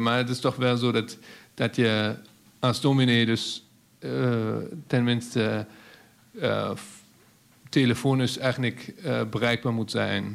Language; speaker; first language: Dutch; non-native, fluent; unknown